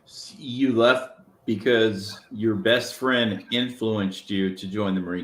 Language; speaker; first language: English; native; English